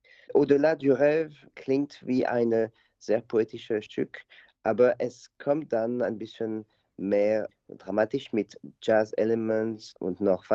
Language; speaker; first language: German; non-native, learner; French